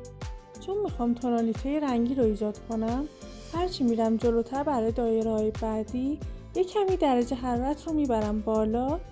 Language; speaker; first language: Persian; native; Persian